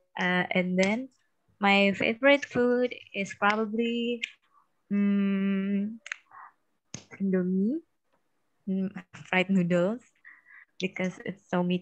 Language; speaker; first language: English; non-native, fluent; Indonesian